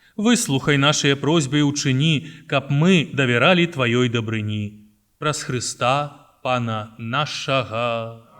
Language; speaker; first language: Belarusian; native; Belarusian